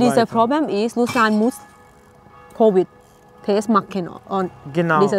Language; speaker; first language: German; non-native, learner; Thai